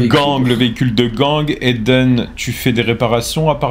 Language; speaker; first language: French; native; French